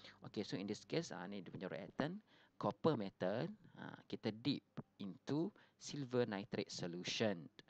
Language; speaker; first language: English; non-native, local second language; Malay